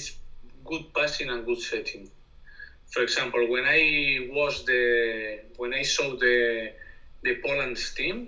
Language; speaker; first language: English; non-native, learner; Spanish